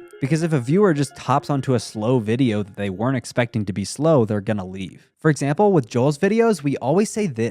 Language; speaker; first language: English; native; English